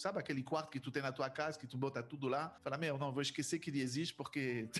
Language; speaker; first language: Portuguese; non-native, fluent; French